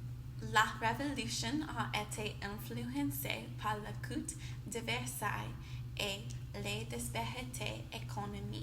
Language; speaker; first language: French; non-native, learner; English